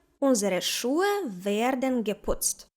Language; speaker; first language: German; non-native, fluent; Ukrainian